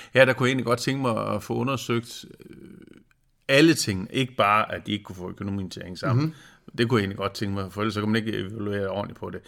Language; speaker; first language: Danish; native; Danish